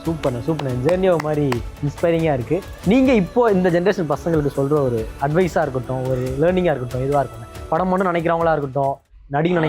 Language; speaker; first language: Tamil; native; Tamil